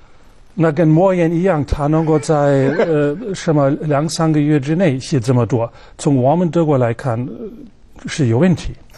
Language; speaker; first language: Chinese; non-native, fluent; German